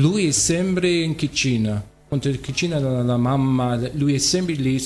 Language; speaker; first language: Italian; non-native, learner; English